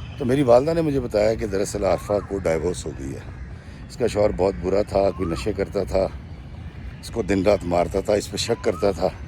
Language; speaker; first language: Urdu; non-native, local second language; Punjabi